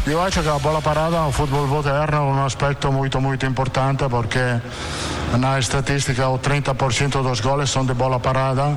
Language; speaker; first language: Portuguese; non-native, fluent; Italian